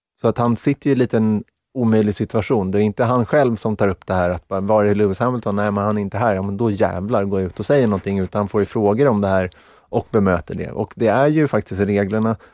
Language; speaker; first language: Swedish; native; Swedish